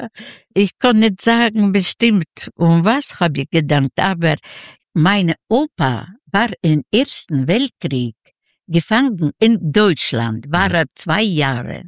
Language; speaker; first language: German; non-native, learner; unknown